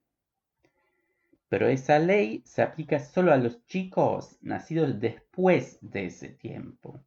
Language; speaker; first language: Spanish; non-native, fluent; Polish